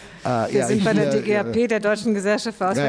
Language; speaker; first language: German; native; German